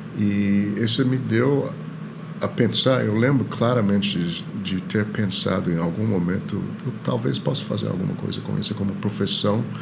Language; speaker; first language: Portuguese; non-native, fluent; Chinese